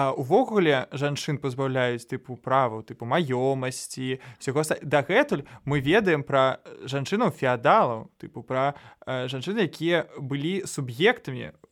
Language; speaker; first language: Belarusian; non-native, local second language; Russian